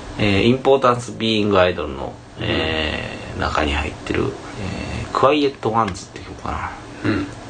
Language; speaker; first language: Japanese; native; Japanese